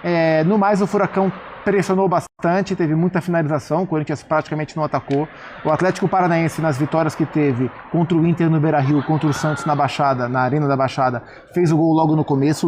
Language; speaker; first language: Portuguese; native; Portuguese